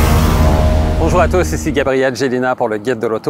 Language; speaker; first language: French; native; French